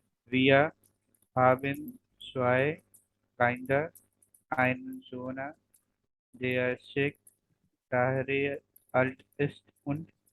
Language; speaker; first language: German; non-native, learner; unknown